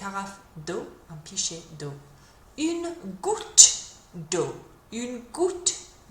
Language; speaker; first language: French; non-native, fluent; English